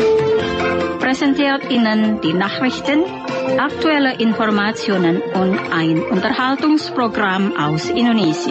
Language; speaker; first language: German; non-native, fluent; Indonesian